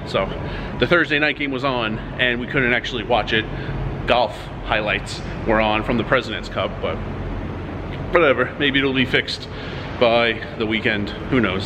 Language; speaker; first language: English; native; English